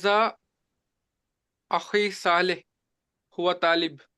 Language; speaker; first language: Arabic; non-native, learner; Urdu